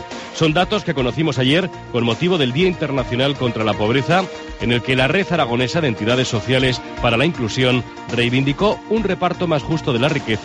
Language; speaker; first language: Spanish; native; Spanish